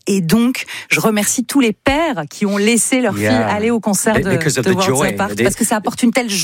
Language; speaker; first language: French; native; French